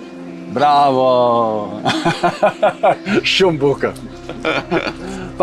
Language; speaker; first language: Albanian; non-native, learner; English